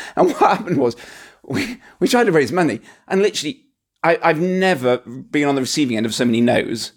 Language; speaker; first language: English; native; English